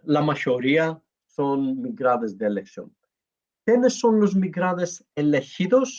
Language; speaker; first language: Spanish; non-native, learner; Greek